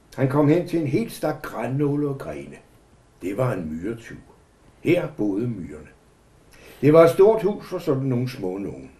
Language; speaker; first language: Danish; native; Danish